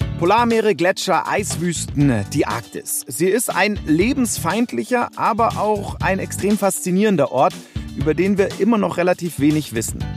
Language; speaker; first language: German; native; German